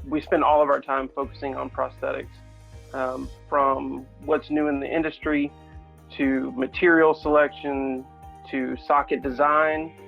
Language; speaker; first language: English; native; English